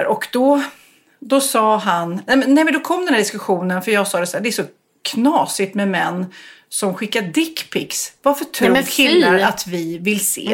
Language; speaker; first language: Swedish; native; Swedish